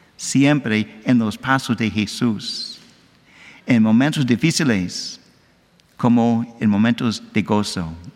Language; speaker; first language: Spanish; non-native, learner; English